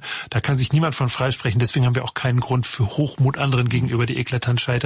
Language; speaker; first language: German; native; German